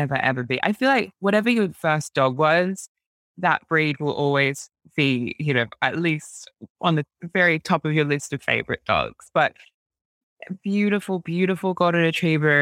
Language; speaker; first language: English; native; English